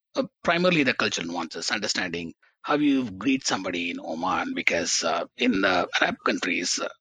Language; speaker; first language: English; non-native, local second language; Tamil